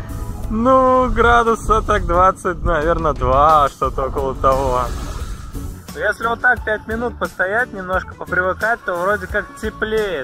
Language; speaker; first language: Russian; native; Russian